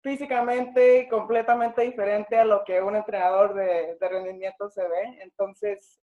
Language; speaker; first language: Spanish; early bilingual, other home language; English